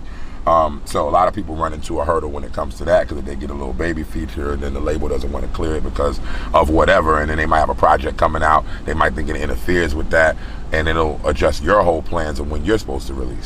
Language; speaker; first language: English; native; English